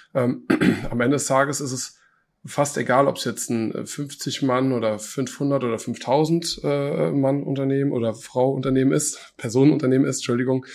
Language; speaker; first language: German; early bilingual, other home language; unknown